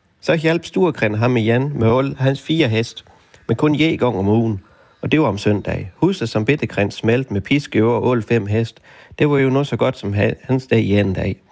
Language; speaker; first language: Danish; native; Danish